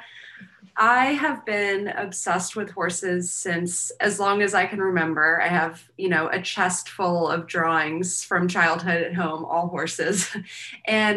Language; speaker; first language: English; native; English